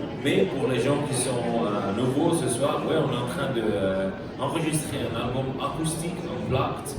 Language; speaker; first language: French; non-native, local second language; German